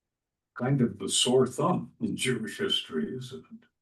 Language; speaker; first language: English; native; English